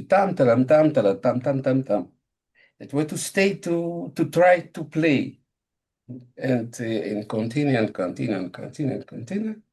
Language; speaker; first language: English; non-native, learner; Russian